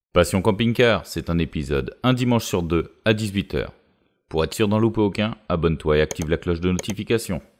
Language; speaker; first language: French; native; French